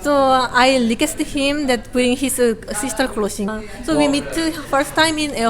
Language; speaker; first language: English; non-native, learner; Korean